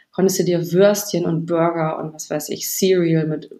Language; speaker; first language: German; native; German